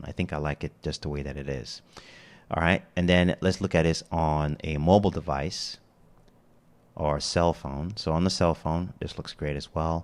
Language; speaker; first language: English; native; English